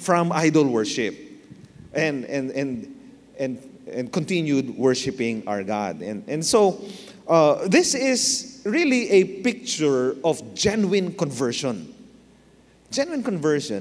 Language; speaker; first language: English; non-native, local second language; Filipino